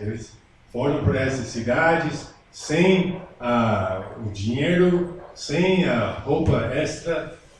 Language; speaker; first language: Portuguese; non-native, fluent; English